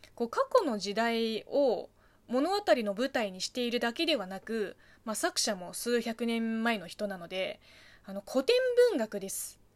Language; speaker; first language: Japanese; non-native, fluent; Chinese